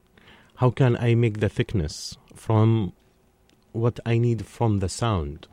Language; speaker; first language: English; non-native, learner; Arabic